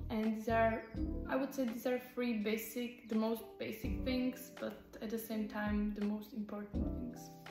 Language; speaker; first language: English; non-native, fluent; Slovak